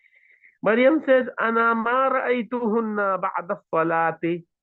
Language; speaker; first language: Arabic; non-native, fluent; Hindi